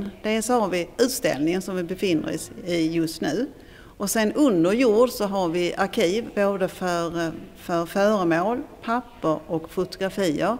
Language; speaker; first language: Swedish; native; Swedish